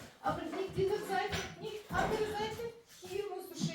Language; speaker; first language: German; non-native, learner; Russian